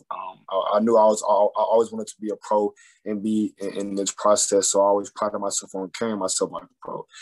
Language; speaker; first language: English; native; English